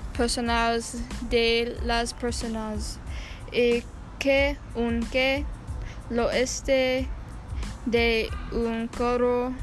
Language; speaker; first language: Spanish; non-native, learner; English